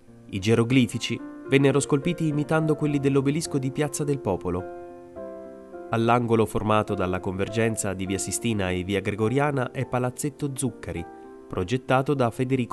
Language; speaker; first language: Italian; native; Italian